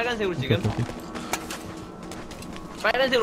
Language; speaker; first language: Korean; native; Korean